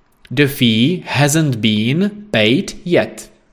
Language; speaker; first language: English; non-native, fluent; Czech